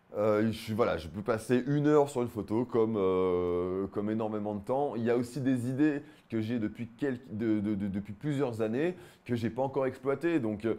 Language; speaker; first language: French; native; French